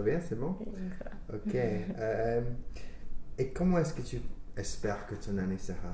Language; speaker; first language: French; non-native, fluent; English